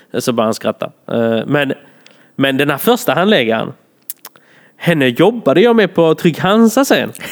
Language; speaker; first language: Swedish; early bilingual, other home language; Polish